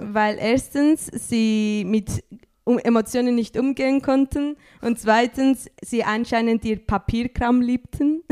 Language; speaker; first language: German; non-native, fluent; Spanish